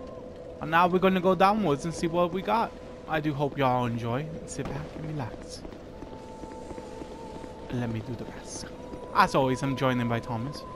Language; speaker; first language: English; native; English